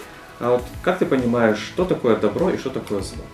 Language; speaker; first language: Russian; native; Russian